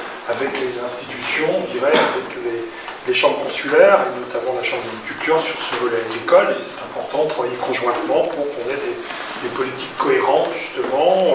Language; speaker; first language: French; native; French